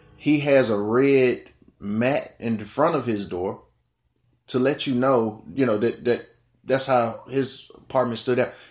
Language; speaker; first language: English; native; English